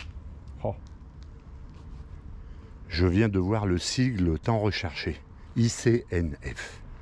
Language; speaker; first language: French; native; French